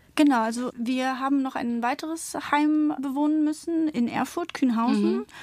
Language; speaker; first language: German; early bilingual, other home language; Turkish